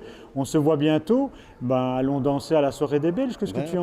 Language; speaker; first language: French; native; French